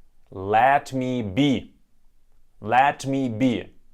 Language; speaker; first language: English; non-native, fluent; Ukrainian